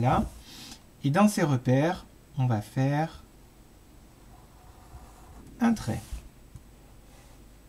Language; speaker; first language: French; native; French